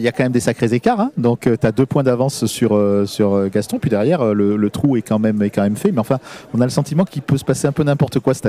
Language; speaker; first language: French; native; French